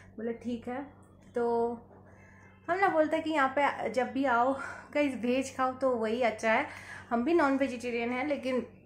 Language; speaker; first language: Hindi; non-native, local second language; Bangla